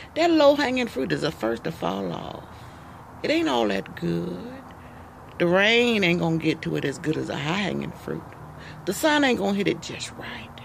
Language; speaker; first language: English; native; English